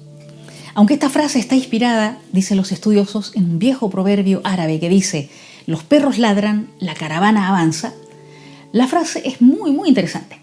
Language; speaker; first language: Spanish; native; Spanish